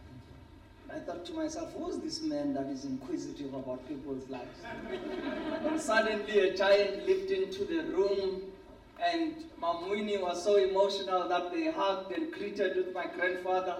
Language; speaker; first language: English; non-native, local second language; Xhosa